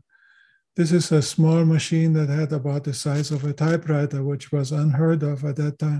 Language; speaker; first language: English; non-native, fluent; German